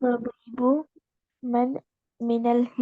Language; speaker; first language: Arabic; non-native, learner; Urdu